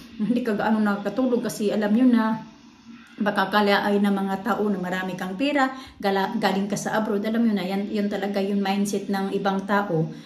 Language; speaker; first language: Filipino; non-native, local second language; Waray